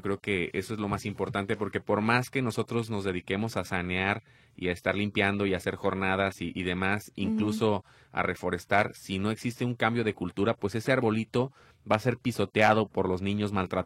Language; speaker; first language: Spanish; native; Spanish